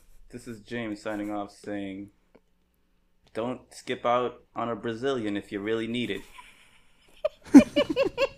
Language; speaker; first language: English; native; English